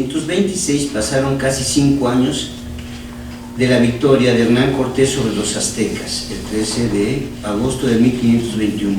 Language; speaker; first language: Spanish; native; Spanish